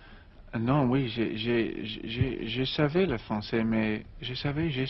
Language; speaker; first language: French; non-native, learner; English